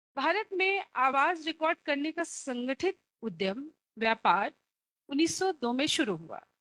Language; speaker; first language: Hindi; native; Hindi